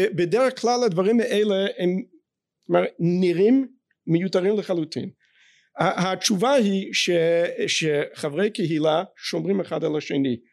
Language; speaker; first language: Hebrew; non-native, fluent; English